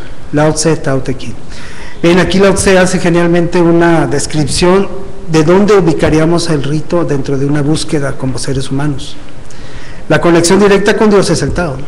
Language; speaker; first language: Spanish; native; Spanish